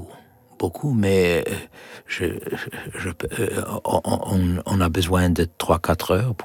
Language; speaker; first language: French; non-native, learner; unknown